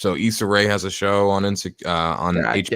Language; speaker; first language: English; native; English